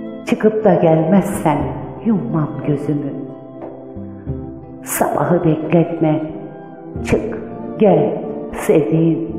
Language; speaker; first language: Turkish; native; Turkish